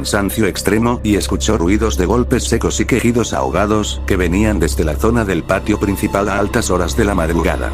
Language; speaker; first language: Spanish; native; Spanish